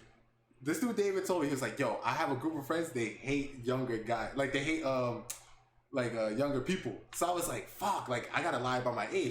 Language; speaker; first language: English; native; English